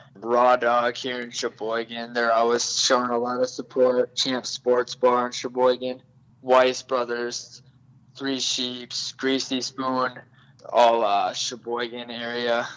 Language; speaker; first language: English; native; English